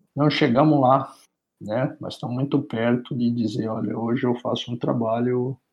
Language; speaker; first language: Portuguese; native; Portuguese